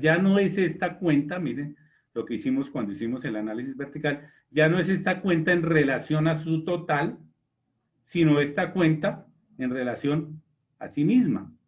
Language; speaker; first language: Spanish; native; Spanish